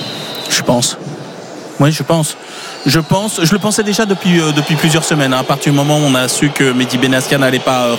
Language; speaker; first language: French; native; French